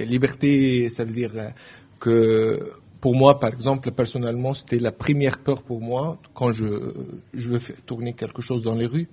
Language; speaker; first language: French; non-native, learner; Arabic